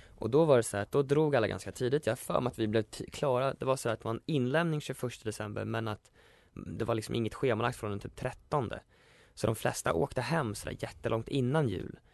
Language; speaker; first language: Swedish; native; Swedish